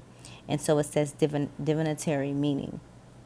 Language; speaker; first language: English; native; English